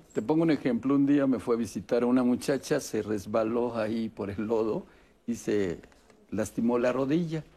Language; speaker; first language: Spanish; non-native, local second language; Yucateco